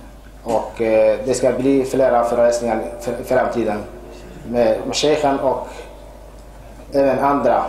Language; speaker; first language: Swedish; non-native, fluent; Arabic